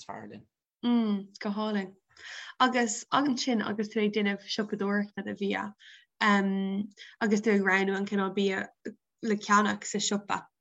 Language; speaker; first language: Irish; non-native, local second language; English